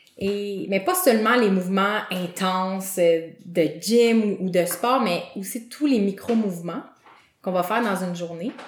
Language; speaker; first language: French; native; French